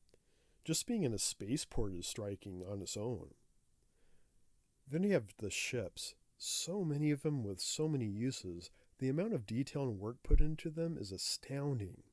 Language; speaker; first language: English; native; English